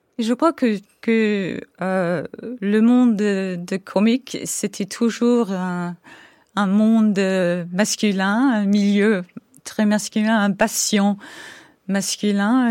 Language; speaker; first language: French; non-native, fluent; English